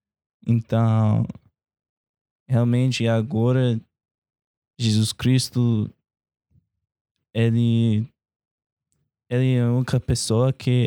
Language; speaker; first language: Portuguese; non-native, learner; English